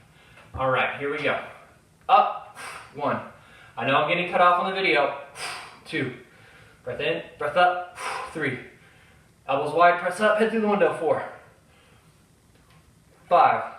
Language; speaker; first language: English; native; English